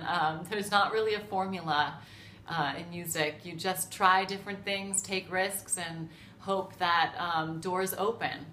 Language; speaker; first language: English; native; English